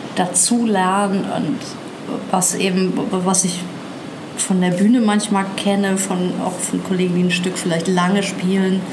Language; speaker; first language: German; native; German